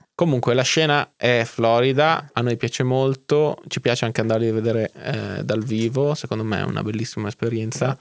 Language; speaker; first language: Italian; native; Italian